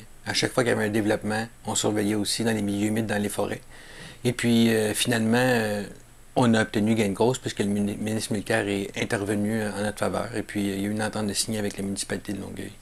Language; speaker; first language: French; native; French